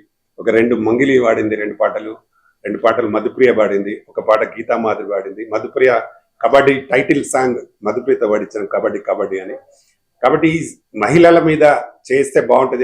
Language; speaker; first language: Telugu; native; Telugu